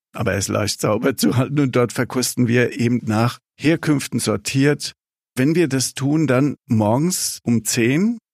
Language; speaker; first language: German; native; German